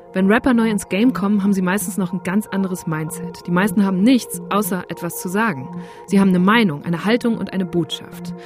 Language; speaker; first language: German; native; German